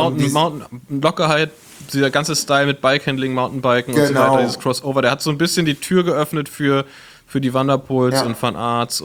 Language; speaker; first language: German; native; German